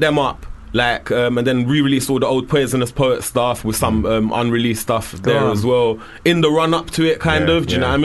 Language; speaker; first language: English; native; English